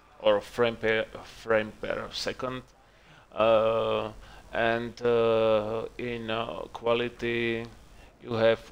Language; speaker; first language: English; non-native, learner; Czech